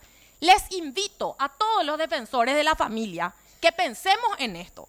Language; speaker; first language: Spanish; native; Spanish